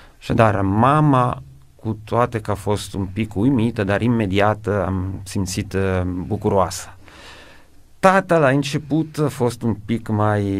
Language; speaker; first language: Romanian; non-native, fluent; Italian